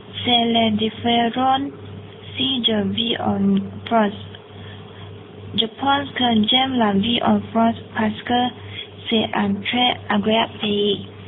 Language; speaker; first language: French; non-native, learner; Malay